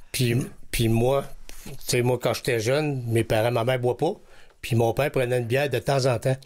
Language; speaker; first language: French; native; French